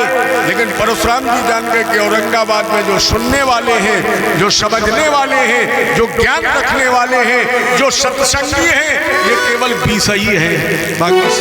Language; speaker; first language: Hindi; native; Hindi